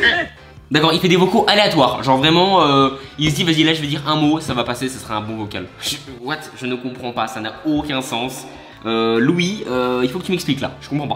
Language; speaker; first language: French; native; French